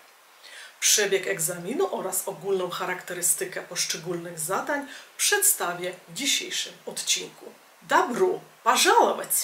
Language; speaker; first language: Polish; native; Polish